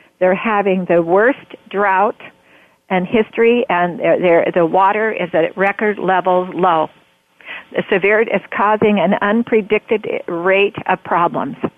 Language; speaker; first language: English; native; English